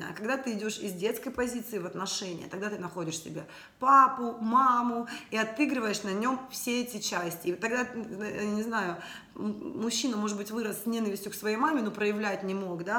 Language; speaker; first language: Russian; native; Russian